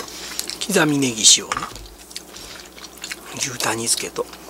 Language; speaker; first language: Japanese; native; Japanese